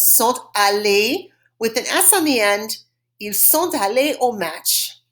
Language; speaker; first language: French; non-native, fluent; English